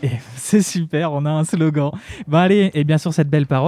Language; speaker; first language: French; native; French